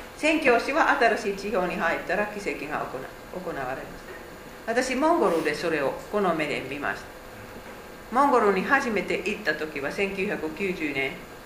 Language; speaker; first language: Japanese; non-native, fluent; Finnish